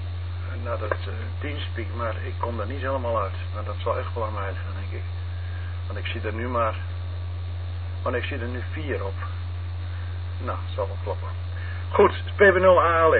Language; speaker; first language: Dutch; native; Dutch